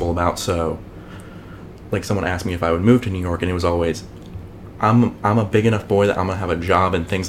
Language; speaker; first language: English; native; English